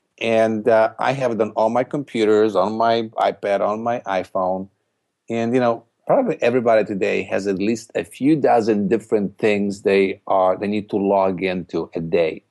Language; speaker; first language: English; non-native, fluent; Polish